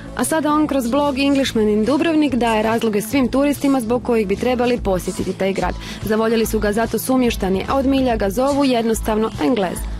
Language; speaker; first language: Croatian; native; Croatian